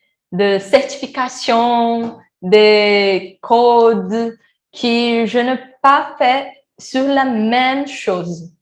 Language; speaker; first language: French; non-native, learner; Portuguese